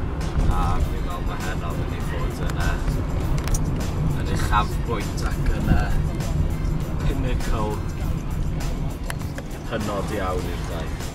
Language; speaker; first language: Welsh; native; Welsh